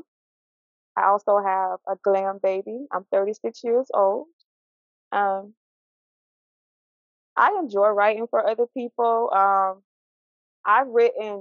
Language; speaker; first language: English; native; English